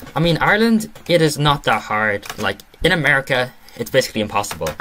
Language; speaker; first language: English; native; English